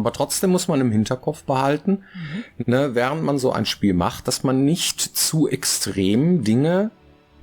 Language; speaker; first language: German; native; German